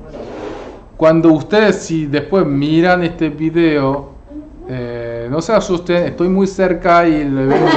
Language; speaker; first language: Spanish; non-native, fluent; Korean